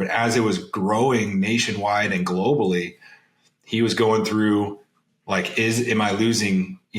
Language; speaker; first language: English; native; English